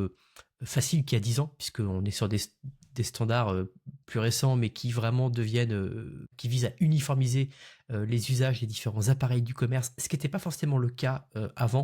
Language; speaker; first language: French; native; French